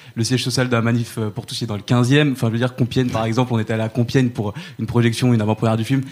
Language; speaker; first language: French; native; French